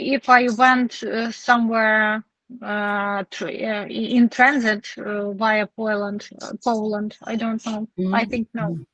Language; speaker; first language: English; non-native, learner; Ukrainian